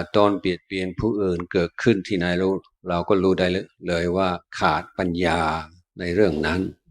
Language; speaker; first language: Thai; non-native, fluent; English